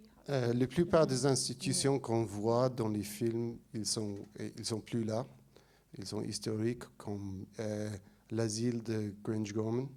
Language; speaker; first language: French; non-native, fluent; English